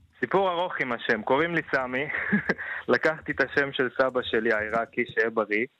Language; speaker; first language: Hebrew; native; Hebrew